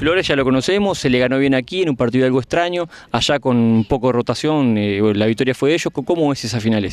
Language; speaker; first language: Spanish; native; Spanish